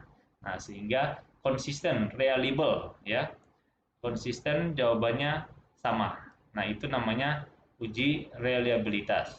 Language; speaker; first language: Indonesian; native; Indonesian